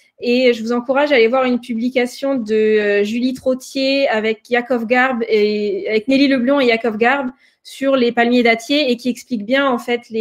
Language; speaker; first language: French; native; French